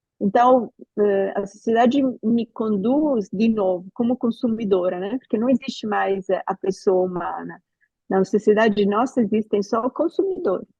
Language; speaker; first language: Portuguese; non-native, fluent; Italian